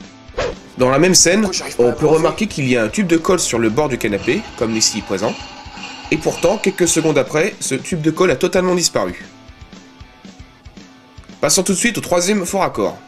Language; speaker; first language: French; native; French